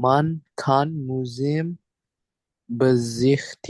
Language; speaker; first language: German; non-native, learner; Indonesian